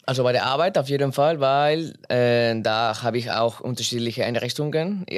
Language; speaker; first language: German; non-native, fluent; Spanish